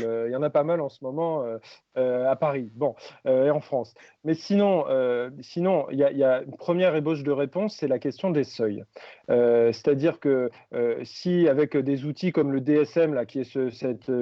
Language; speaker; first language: French; native; French